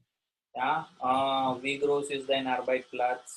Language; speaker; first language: German; non-native, learner; Gujarati